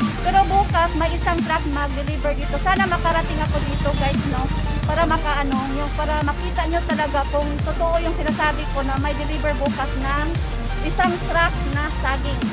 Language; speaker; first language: Filipino; non-native, local second language; Cebuano